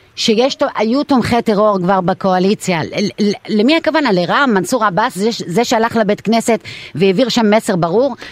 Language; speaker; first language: Hebrew; non-native, local second language; Arabic